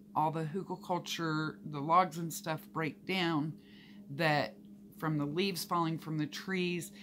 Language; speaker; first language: English; native; English